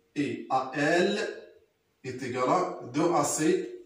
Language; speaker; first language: French; non-native, local second language; Arabic